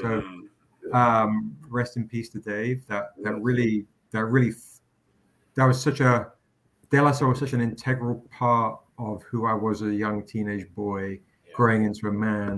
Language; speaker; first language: English; native; English